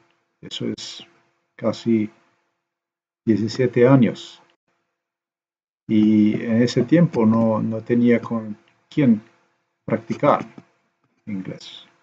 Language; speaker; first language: Spanish; non-native, learner; Slovenian